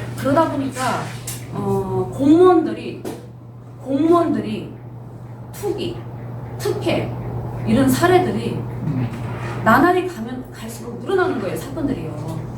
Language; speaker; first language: Korean; early bilingual, heritage; Korean